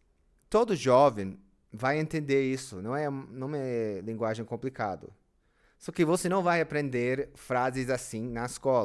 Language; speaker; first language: Portuguese; non-native, fluent; English